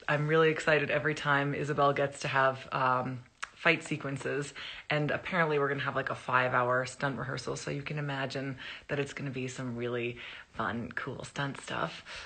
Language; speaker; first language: English; early bilingual, other home language; Spanish